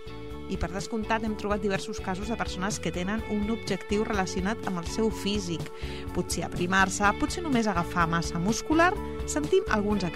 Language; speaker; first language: Catalan; native; Catalan